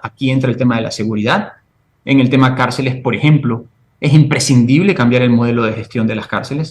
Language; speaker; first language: Spanish; native; Spanish